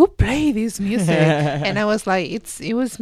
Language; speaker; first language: English; non-native, fluent; Spanish